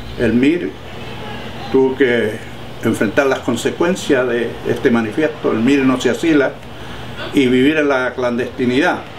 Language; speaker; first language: Spanish; native; Spanish